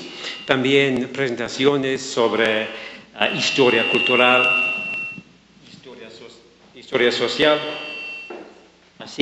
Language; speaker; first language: Spanish; non-native, fluent; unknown